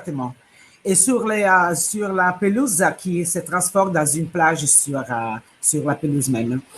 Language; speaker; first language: French; non-native, fluent; Italian